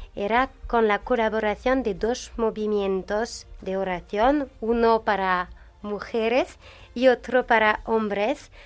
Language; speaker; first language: Spanish; non-native, fluent; French